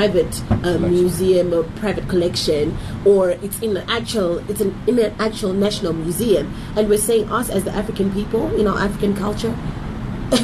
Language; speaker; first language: English; non-native, local second language; Shona